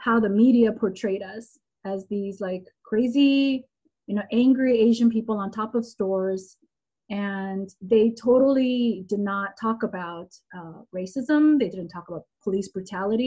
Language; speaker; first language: English; early bilingual, other home language; Korean